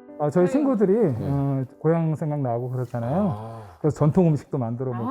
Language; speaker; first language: Korean; native; Korean